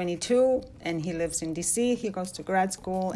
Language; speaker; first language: English; non-native, fluent; Spanish